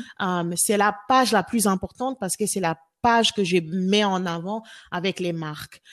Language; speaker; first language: French; non-native, local second language; Wolof